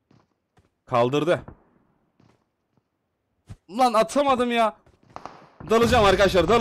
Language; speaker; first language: Turkish; native; Turkish